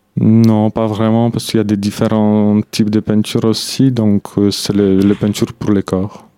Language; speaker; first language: French; non-native, fluent; Polish